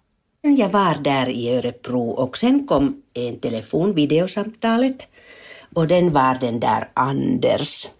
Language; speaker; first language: Swedish; non-native, learner; Finnish